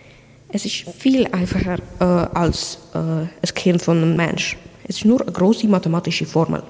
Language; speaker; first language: German; non-native, local second language; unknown